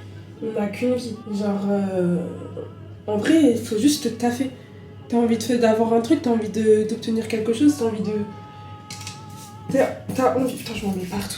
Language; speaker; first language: French; native; French